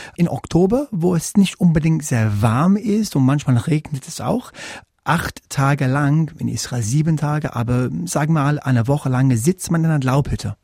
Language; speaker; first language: German; non-native, fluent; English